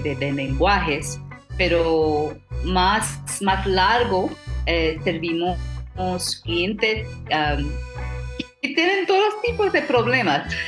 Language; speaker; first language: Spanish; non-native, fluent; English